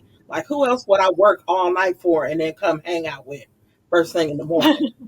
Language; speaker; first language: English; native; English